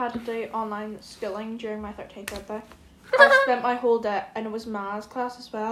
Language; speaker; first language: English; native; English